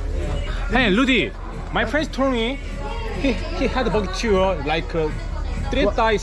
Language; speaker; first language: English; non-native, learner; Korean